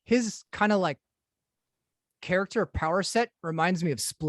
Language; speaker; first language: English; native; English